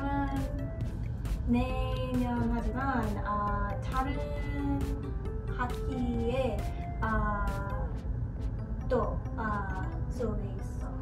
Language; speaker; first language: Korean; non-native, learner; English